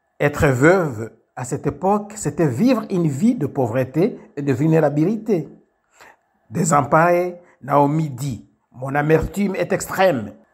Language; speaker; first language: French; non-native, local second language; Kinyarwanda